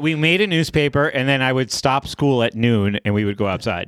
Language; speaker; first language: English; native; English